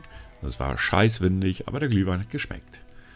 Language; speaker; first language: German; native; German